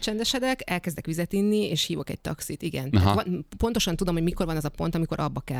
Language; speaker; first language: Hungarian; native; Hungarian